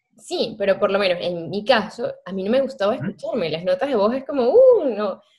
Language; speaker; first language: Spanish; native; Spanish